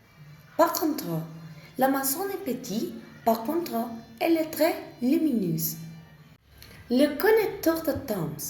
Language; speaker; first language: French; non-native, learner; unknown